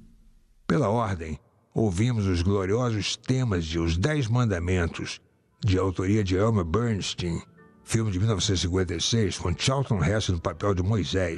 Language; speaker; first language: Portuguese; native; Portuguese